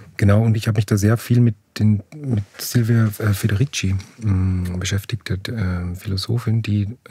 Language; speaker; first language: German; native; German